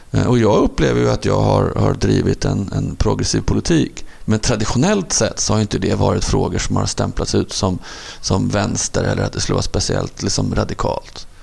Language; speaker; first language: Swedish; native; Swedish